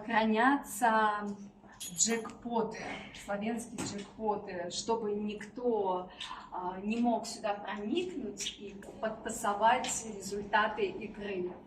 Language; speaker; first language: Russian; native; Russian